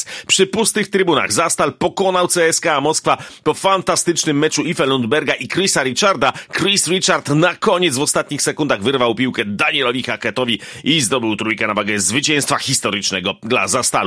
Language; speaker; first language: Polish; native; Polish